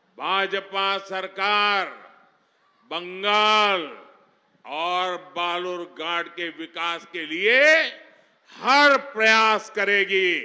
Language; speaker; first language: Hindi; non-native, local second language; Gujarati